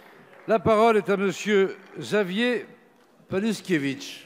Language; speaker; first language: French; native; French